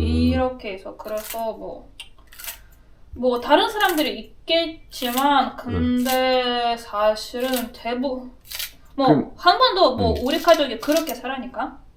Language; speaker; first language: Korean; non-native, learner; Russian